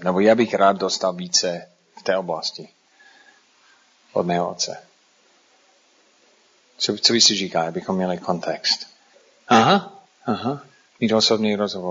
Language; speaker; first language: Czech; non-native, fluent; English